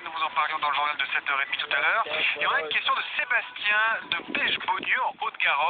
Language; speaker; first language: French; native; French